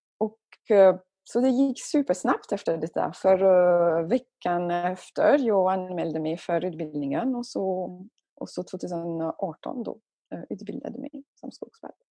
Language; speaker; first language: Swedish; non-native, fluent; French